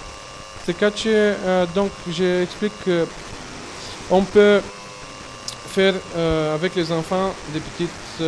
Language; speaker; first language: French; non-native, fluent; Bulgarian